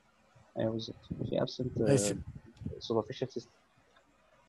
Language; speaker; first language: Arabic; native; Arabic